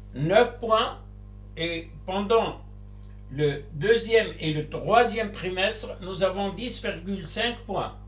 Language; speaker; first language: French; non-native, local second language; Arabic